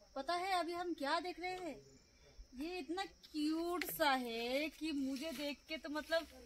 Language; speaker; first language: Hindi; non-native, local second language; Bangla